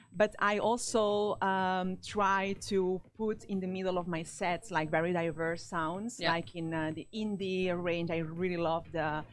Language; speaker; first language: English; non-native, fluent; Spanish